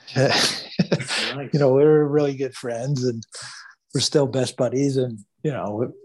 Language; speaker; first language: English; native; English